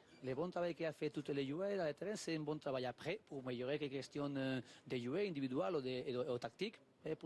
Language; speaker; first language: French; non-native, learner; Spanish